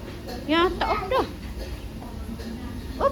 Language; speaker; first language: Swedish; non-native, learner; Cebuano